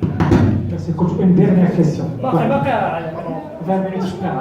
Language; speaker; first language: French; non-native, local second language; Arabic